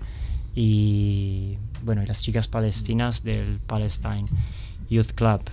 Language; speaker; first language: Spanish; non-native, fluent; Italian